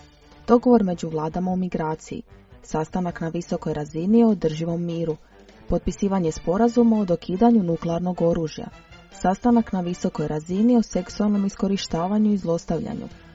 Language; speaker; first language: Croatian; native; Croatian